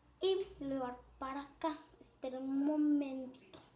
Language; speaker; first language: Spanish; native; Spanish